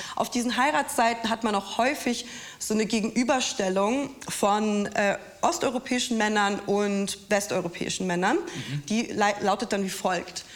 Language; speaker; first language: German; non-native, fluent; Russian